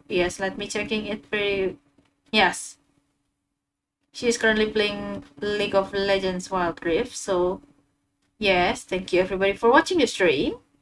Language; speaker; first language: English; non-native, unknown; Indonesian